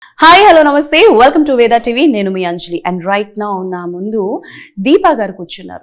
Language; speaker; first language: Telugu; native; Telugu